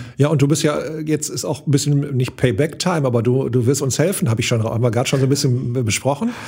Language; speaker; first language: German; native; German